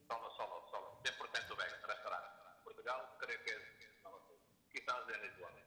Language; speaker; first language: Spanish; non-native, learner; Portuguese